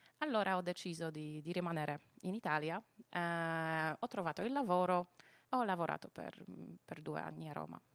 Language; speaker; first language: Italian; non-native, fluent; Polish